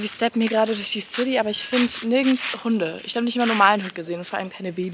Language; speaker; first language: German; native; German